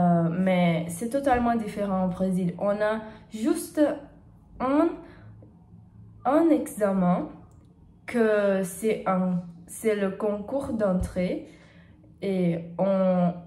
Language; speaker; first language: French; non-native, learner; Portuguese